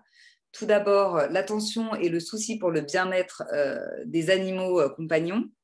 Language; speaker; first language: French; native; French